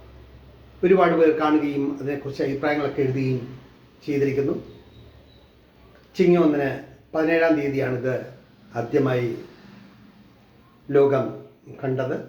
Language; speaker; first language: Malayalam; native; Malayalam